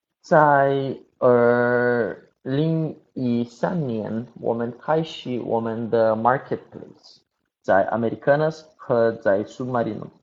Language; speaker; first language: Chinese; non-native, learner; Portuguese